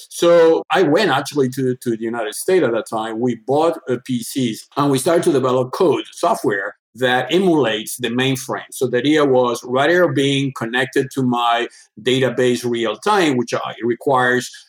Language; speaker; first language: English; non-native, fluent; Spanish